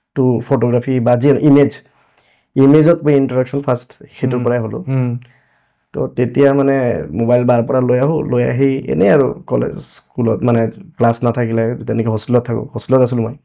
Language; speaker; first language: Assamese; non-native, local second language; Bangla